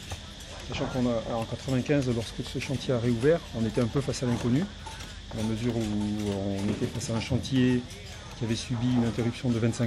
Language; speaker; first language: French; native; French